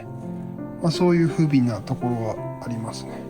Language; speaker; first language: Japanese; native; Japanese